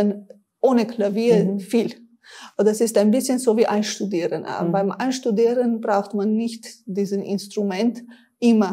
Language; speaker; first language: German; non-native, fluent; Armenian